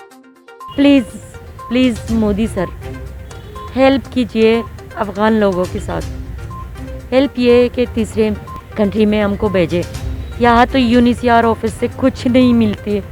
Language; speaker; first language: Hindi; non-native, fluent; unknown